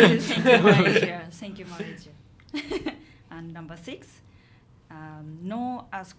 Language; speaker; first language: English; non-native, learner; Japanese